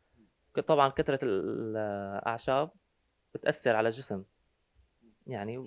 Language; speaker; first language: Arabic; native; Arabic